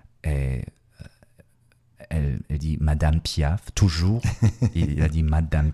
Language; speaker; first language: French; non-native, learner; Russian